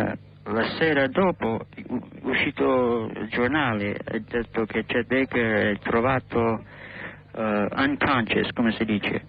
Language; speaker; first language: Italian; non-native, learner; English